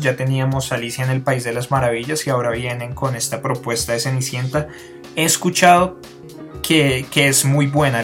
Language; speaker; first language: Spanish; native; Spanish